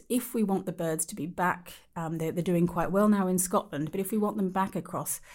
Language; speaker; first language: English; native; English